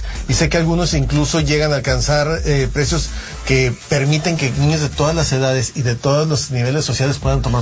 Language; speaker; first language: Spanish; native; Spanish